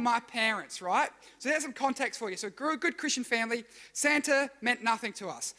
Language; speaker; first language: English; native; English